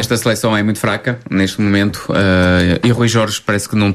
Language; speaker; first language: Portuguese; native; Portuguese